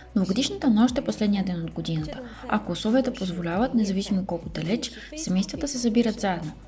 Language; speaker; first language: Bulgarian; non-native, fluent; Chinese